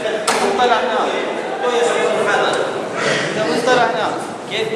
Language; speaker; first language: Arabic; native; Arabic